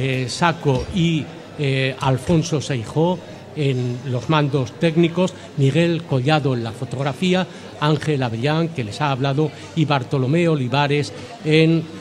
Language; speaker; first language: Spanish; native; Spanish